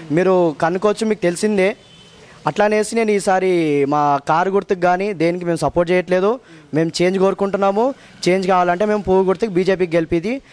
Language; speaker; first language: Telugu; native; Telugu